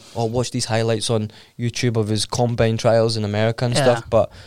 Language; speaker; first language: English; native; English